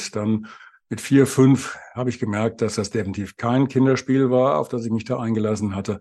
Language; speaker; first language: German; native; German